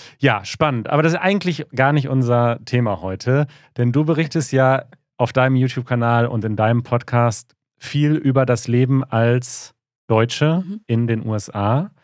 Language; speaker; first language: German; native; German